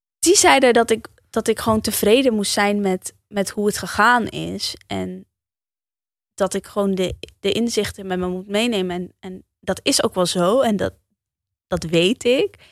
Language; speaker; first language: Dutch; early bilingual, heritage; Dutch